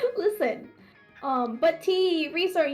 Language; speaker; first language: English; native; English